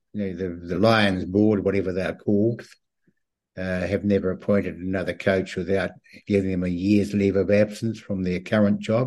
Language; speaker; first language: English; native; English